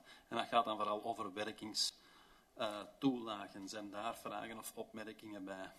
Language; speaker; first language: Dutch; native; Dutch